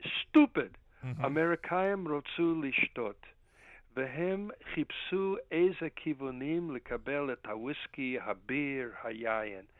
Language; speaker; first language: Hebrew; non-native, fluent; English